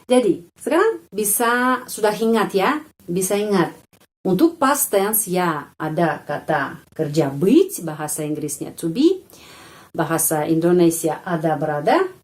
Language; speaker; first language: Indonesian; non-native, fluent; Russian